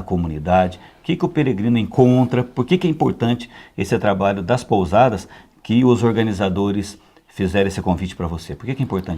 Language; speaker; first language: Portuguese; native; Portuguese